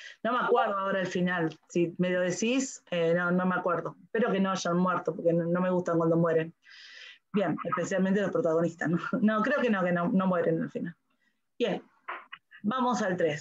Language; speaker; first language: Spanish; native; Spanish